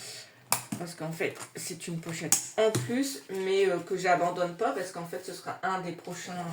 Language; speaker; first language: French; native; French